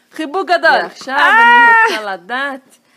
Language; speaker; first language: Hebrew; non-native, fluent; Portuguese